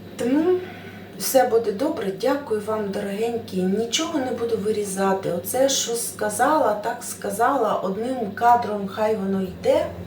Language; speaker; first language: Ukrainian; native; Ukrainian